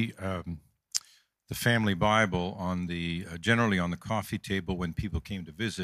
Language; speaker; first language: English; native; English